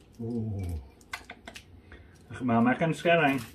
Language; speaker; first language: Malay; non-native, learner; English